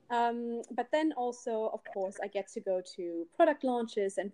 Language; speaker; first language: English; non-native, fluent; German